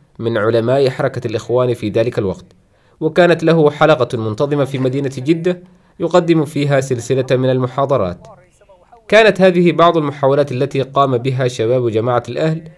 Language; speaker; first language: Arabic; non-native, local second language; Somali